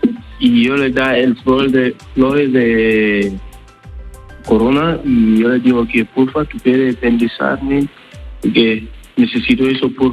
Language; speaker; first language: Spanish; non-native, learner; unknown